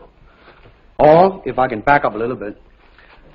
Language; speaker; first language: English; non-native, local second language; Cantonese